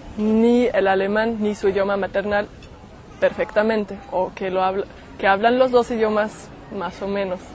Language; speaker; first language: Spanish; non-native, fluent; German